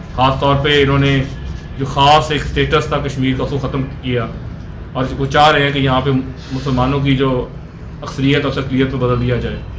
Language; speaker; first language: Urdu; non-native, local second language; Punjabi